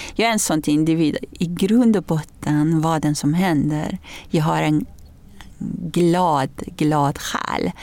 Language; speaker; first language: Swedish; non-native, fluent; Persian